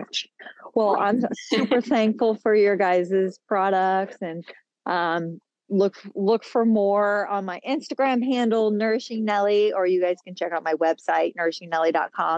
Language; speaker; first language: English; native; English